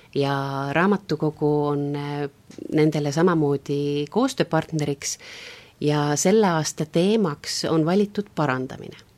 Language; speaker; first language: Estonian; native; Estonian